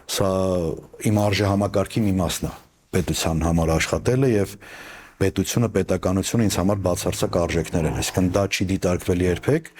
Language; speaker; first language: Armenian; native; Armenian